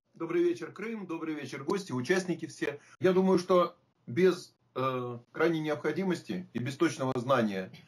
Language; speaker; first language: Russian; native; Russian